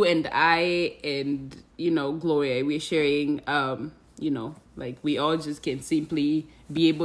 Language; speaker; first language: English; non-native, local second language; Swahili